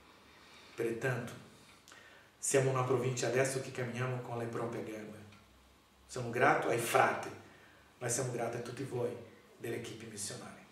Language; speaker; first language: Italian; non-native, learner; Portuguese